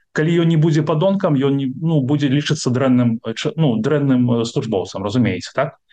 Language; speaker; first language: Belarusian; non-native, local second language; Russian